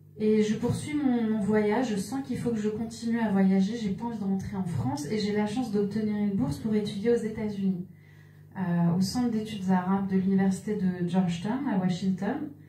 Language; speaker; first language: French; native; French